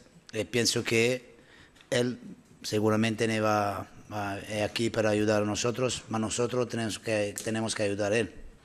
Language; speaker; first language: Spanish; non-native, learner; Italian